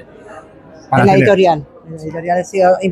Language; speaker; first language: Spanish; native; Spanish